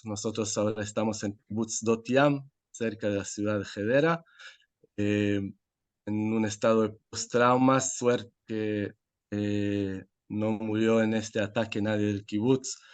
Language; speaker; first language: Spanish; non-native, fluent; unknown